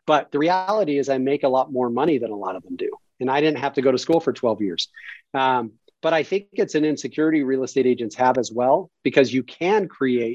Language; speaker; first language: English; native; English